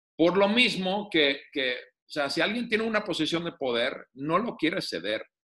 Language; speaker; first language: Spanish; non-native, fluent; Finnish